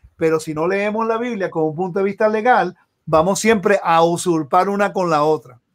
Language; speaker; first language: Spanish; early bilingual, heritage; Spanish